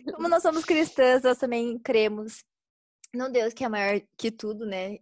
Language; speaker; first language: Portuguese; native; Portuguese